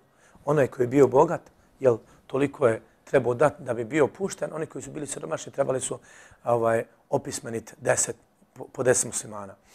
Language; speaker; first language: Serbian; native; Serbian